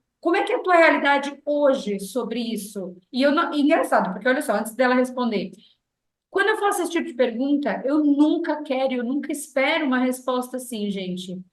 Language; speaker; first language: Portuguese; native; Portuguese